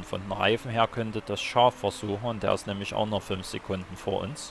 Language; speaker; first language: German; native; German